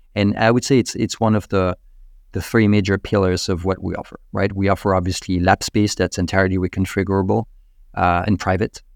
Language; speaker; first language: English; non-native, fluent; French